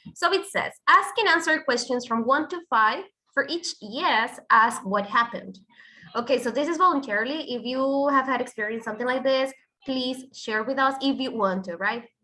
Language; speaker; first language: English; non-native, fluent; Spanish